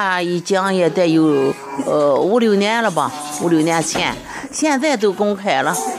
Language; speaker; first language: Chinese; native; Chinese